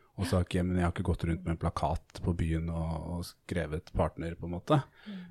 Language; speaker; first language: Norwegian; native; Norwegian